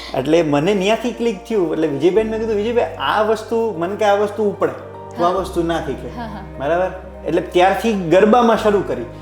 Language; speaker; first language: Gujarati; native; Gujarati